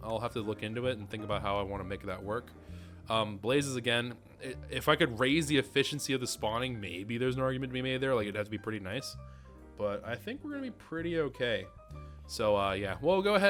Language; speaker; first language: English; native; English